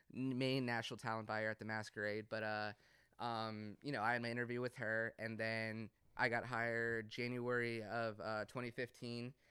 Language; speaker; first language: English; native; English